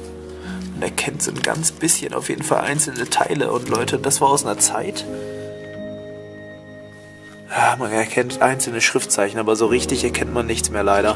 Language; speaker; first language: German; native; German